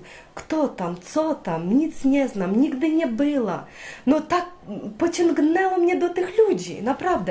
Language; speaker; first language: Polish; non-native, learner; Ukrainian